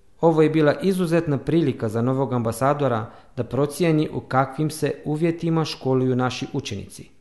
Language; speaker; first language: Bosnian; early bilingual, heritage; Croatian